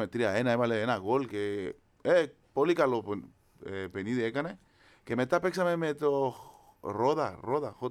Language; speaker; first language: Greek; non-native, learner; Spanish